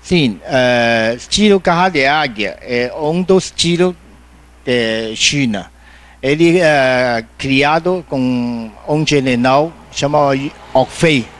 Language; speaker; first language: Portuguese; non-native, learner; Chinese